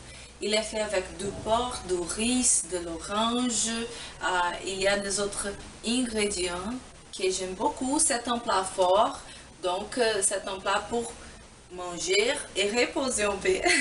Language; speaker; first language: French; non-native, fluent; Portuguese